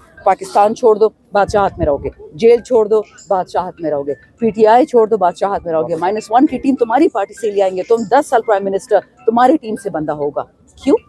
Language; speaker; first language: Urdu; non-native, local second language; Pashto